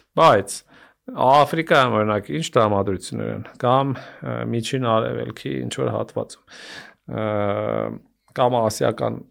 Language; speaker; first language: Armenian; native; Armenian